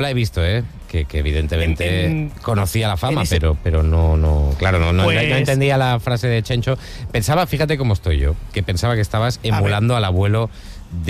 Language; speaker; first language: Spanish; native; Spanish